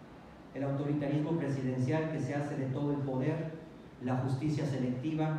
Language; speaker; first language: Spanish; native; Spanish